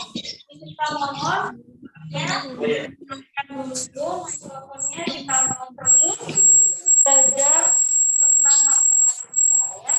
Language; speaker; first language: Indonesian; native; Indonesian